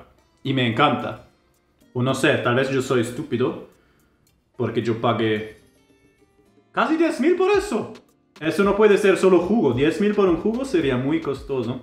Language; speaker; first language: Spanish; non-native, fluent; German